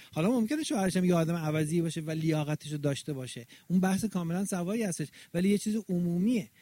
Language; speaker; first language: Persian; native; Persian